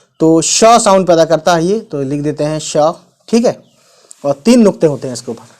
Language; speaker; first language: Hindi; native; Hindi